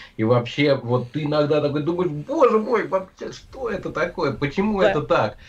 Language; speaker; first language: Russian; native; Russian